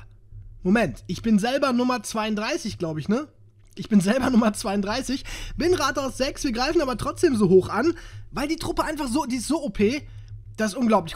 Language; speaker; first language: German; native; German